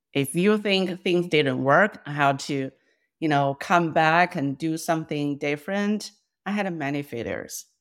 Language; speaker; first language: English; non-native, fluent; Chinese